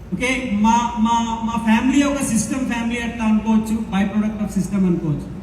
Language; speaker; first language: Telugu; non-native, local second language; Hindi